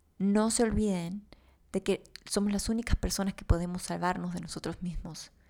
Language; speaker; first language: Spanish; native; Spanish